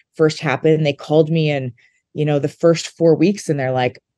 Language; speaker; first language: English; native; English